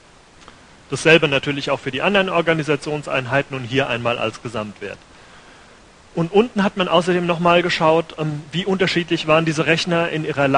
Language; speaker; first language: German; native; German